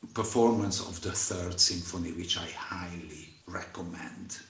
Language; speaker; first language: English; non-native, fluent; Hungarian